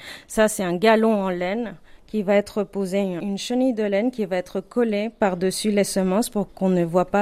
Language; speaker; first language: French; non-native, fluent; Spanish